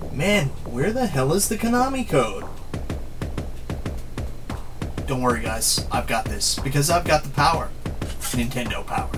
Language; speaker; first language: English; native; English